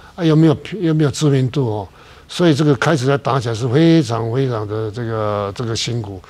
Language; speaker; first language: Chinese; native; Chinese